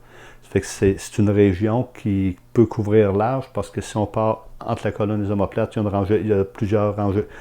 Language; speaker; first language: French; native; French